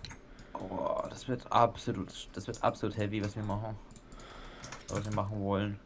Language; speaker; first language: German; native; German